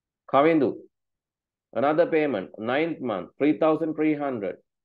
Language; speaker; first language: English; non-native, local second language; Sinhala